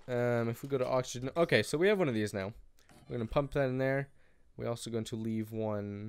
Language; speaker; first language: English; native; English